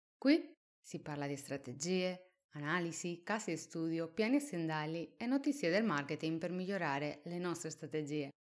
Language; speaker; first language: Italian; non-native, fluent; Spanish